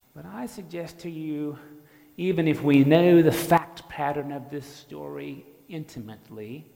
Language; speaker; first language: English; native; English